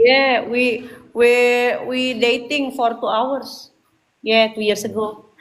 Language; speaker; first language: English; non-native, learner; Indonesian